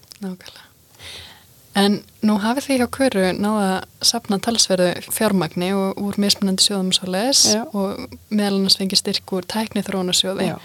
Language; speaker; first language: Icelandic; native; Icelandic